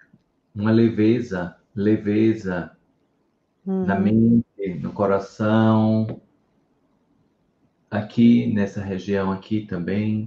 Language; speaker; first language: Spanish; non-native, learner; Portuguese